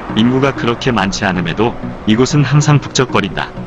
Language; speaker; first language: Korean; native; Korean